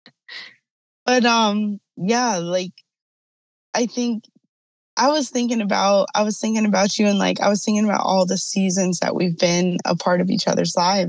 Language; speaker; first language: English; native; English